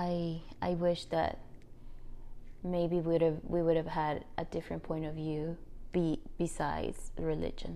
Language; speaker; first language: English; non-native, fluent; Spanish